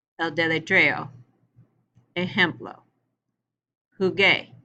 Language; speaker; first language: Spanish; non-native, learner; English